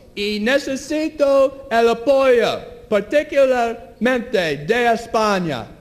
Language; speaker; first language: Spanish; non-native, learner; English